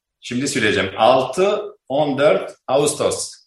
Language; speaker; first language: Turkish; non-native, learner; Albanian